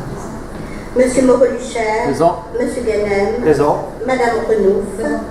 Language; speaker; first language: French; native; French